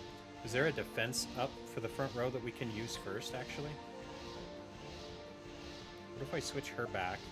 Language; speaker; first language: English; native; English